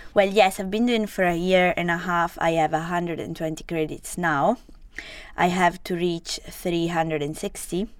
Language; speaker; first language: English; non-native, fluent; Italian